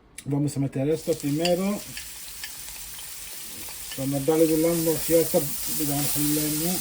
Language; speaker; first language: Spanish; non-native, fluent; Bangla